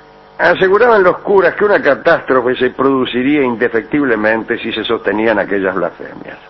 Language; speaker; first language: Spanish; native; Spanish